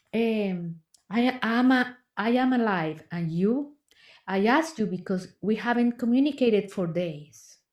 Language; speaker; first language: English; non-native, fluent; Spanish